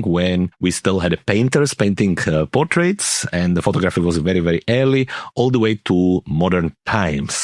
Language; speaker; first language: English; non-native, fluent; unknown